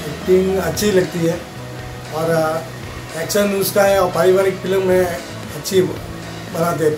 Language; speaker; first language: Hindi; native; Hindi